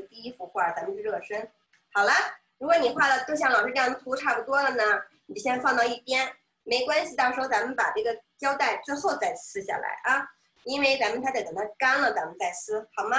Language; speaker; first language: Chinese; native; Chinese